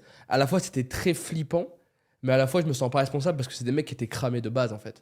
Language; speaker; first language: French; native; French